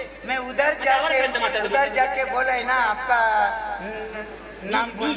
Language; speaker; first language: Hindi; non-native, local second language; Kannada